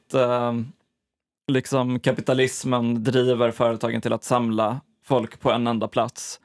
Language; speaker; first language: Swedish; native; Swedish